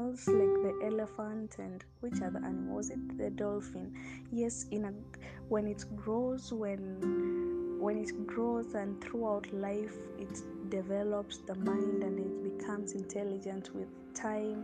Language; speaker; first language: English; non-native, local second language; Gusii